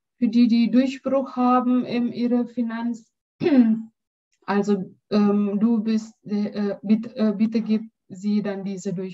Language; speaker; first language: German; non-native, learner; Indonesian